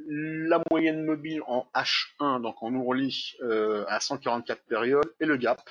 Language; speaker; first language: French; native; French